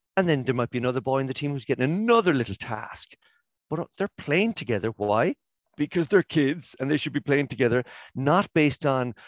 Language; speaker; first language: English; native; English